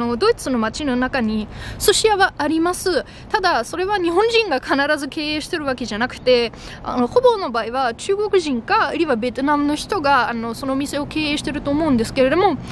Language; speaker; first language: Japanese; non-native, fluent; German